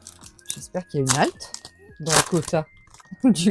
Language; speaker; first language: French; native; French